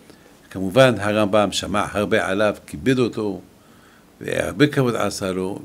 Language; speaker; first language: Hebrew; non-native, fluent; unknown